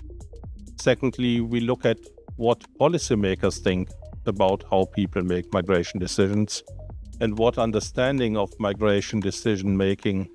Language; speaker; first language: English; non-native, fluent; German